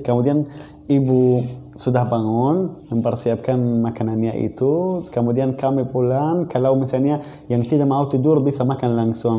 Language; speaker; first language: Indonesian; non-native, learner; Arabic